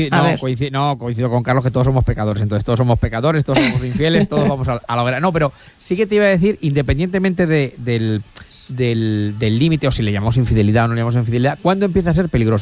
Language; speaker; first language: Spanish; native; Spanish